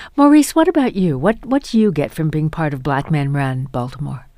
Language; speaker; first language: English; native; English